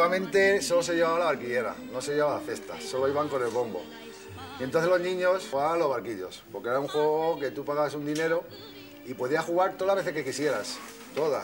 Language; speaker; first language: Spanish; native; Spanish